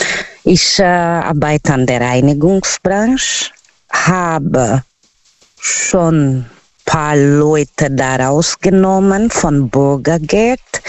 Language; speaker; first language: German; non-native, learner; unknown